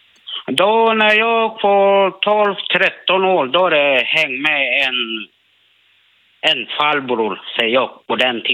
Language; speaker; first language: Swedish; non-native, learner; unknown